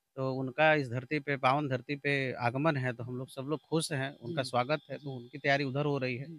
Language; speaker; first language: Hindi; native; Hindi